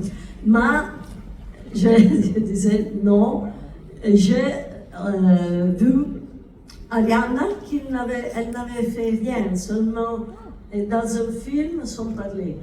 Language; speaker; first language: French; non-native, learner; Italian